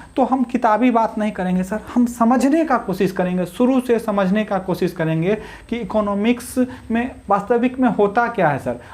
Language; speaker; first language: Hindi; native; Hindi